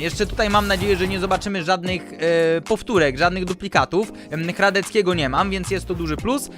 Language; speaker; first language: Polish; native; Polish